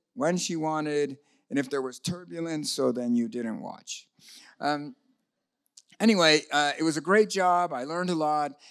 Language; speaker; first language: English; native; English